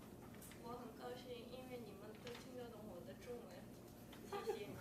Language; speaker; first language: Chinese; non-native, learner; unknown